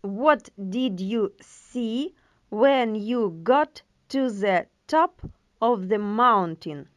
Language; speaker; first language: English; non-native, fluent; Ukrainian